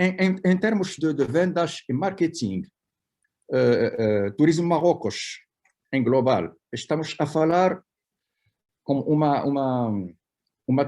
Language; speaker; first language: Portuguese; non-native, fluent; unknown